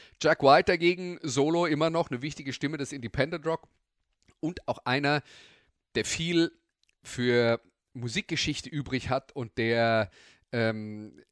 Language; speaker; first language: German; native; German